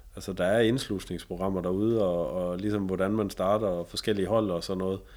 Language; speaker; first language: Danish; native; Danish